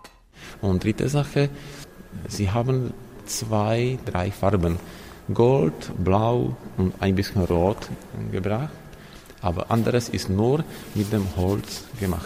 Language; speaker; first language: German; non-native, learner; Czech